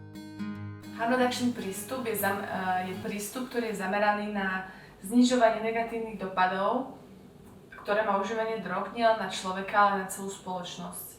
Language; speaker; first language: Slovak; native; Slovak